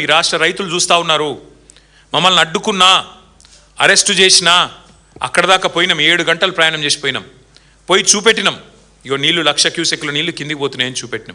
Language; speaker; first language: Telugu; native; Telugu